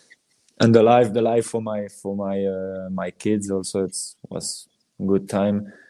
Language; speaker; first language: English; non-native, learner; French